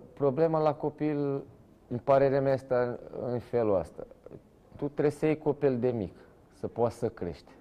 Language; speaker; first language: Romanian; non-native, fluent; Portuguese